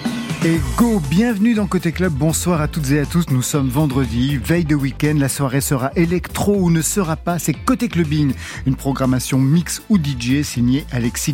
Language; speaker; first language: French; native; French